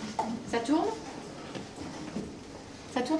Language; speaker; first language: French; native; French